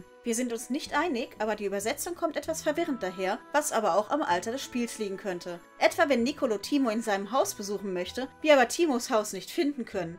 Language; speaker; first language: German; native; German